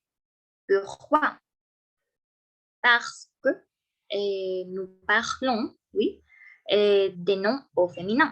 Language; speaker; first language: French; non-native, learner; Spanish